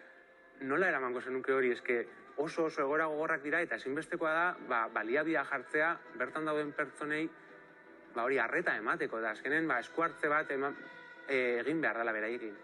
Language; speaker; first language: Basque; native; Basque